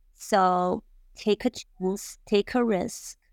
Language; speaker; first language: English; non-native, fluent; Bosnian